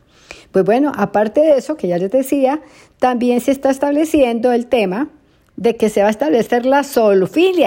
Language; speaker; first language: Spanish; native; Spanish